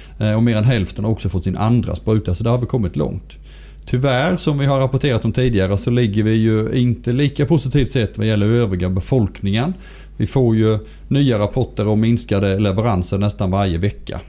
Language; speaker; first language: Swedish; native; Swedish